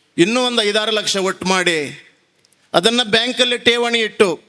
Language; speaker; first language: Kannada; native; Kannada